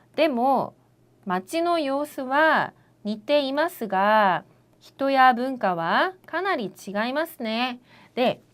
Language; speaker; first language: Japanese; non-native, fluent; Korean